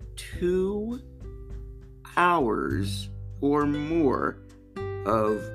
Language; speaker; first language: English; native; English